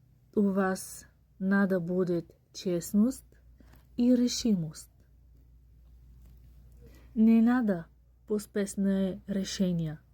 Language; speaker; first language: Russian; non-native, learner; Bulgarian